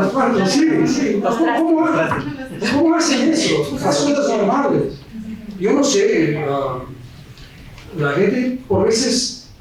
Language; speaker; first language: Spanish; non-native, fluent; Portuguese